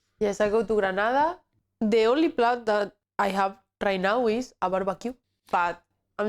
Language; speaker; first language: English; non-native, learner; Spanish